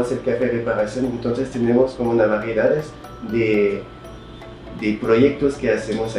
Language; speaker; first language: Spanish; non-native, fluent; French